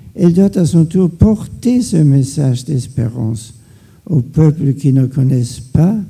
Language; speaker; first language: French; non-native, fluent; German